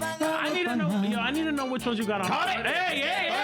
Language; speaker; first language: English; early bilingual, other home language; Spanish